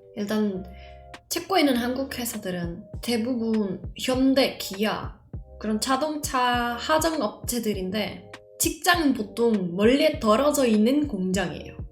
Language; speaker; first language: Korean; non-native, fluent; Czech